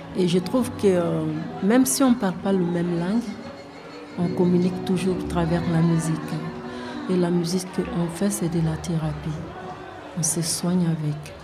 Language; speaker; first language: French; non-native, local second language; Dyula